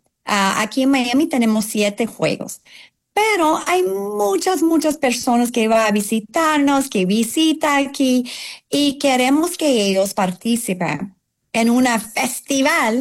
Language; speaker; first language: Spanish; non-native, fluent; English